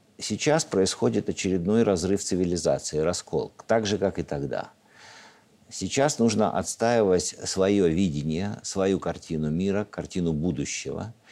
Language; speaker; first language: Russian; native; Russian